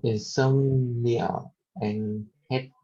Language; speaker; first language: English; non-native, learner; Vietnamese